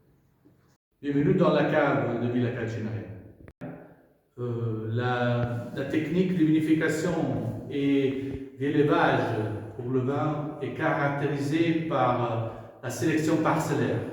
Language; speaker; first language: French; non-native, fluent; Italian